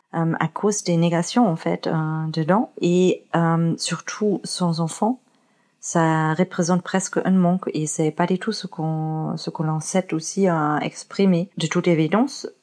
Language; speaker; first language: French; non-native, fluent; German